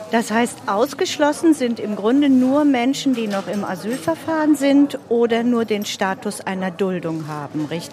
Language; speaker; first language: German; native; German